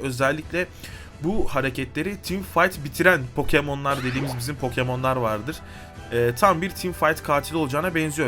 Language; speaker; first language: Turkish; native; Turkish